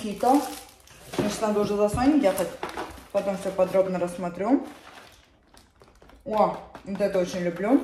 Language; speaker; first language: Russian; native; Russian